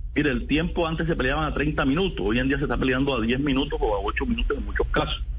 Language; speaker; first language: Spanish; native; Spanish